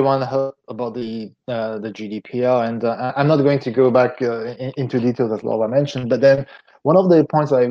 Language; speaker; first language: English; non-native, fluent; French